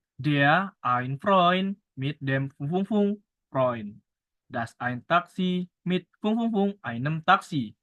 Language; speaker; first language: German; non-native, learner; Indonesian